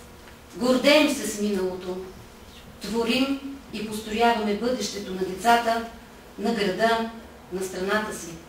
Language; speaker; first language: Bulgarian; native; Bulgarian